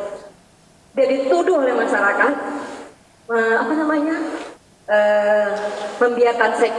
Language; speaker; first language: Indonesian; native; Indonesian